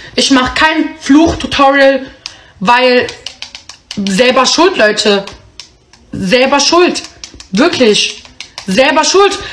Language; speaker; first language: German; early bilingual, other home language; Arabic